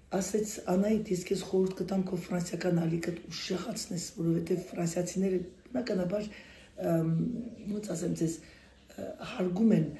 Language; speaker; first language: Armenian; native; Armenian